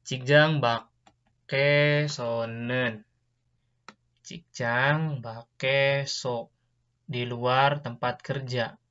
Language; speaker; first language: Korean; non-native, fluent; Indonesian